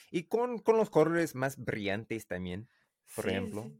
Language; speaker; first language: Spanish; non-native, learner; English